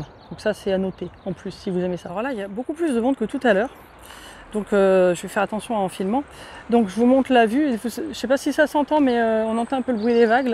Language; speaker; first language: French; native; French